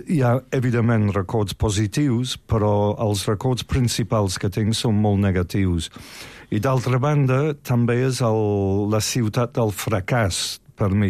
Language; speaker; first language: Catalan; non-native, fluent; English